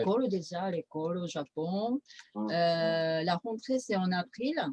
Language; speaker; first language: French; non-native, fluent; Japanese